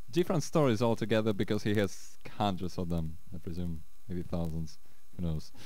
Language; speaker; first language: English; non-native, fluent; Russian